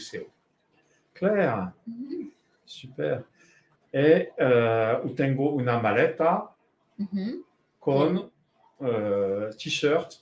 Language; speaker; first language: Spanish; non-native, learner; French